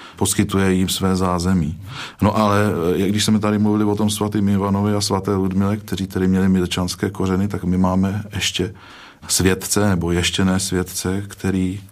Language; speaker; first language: Czech; native; Czech